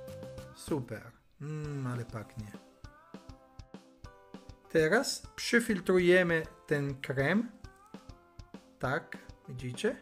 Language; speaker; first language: Polish; non-native, learner; Italian